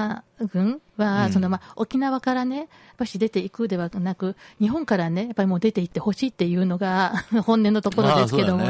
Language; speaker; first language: Japanese; native; Japanese